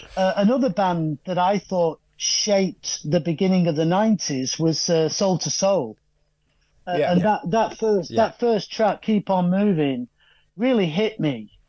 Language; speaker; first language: English; native; English